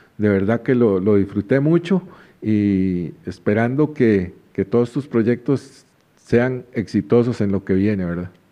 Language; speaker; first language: Spanish; native; Spanish